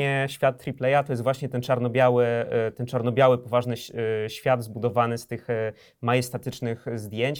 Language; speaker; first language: Polish; native; Polish